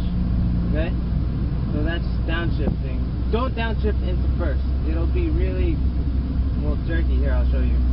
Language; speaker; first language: English; native; English